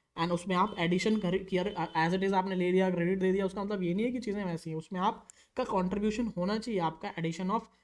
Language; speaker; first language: Hindi; native; Hindi